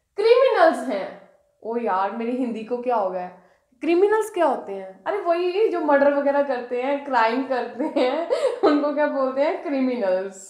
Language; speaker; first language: Hindi; native; Hindi